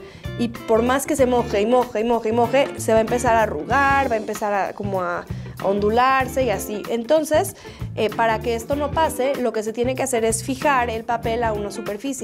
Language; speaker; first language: Spanish; native; Spanish